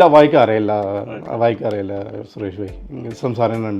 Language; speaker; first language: Malayalam; non-native, fluent; Punjabi